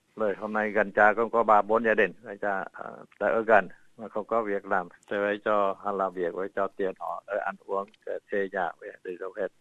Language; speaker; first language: Vietnamese; early bilingual, heritage; Vietnamese